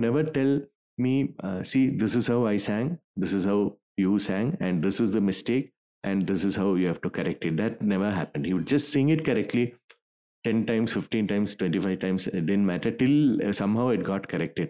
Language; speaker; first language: English; non-native, local second language; Malayalam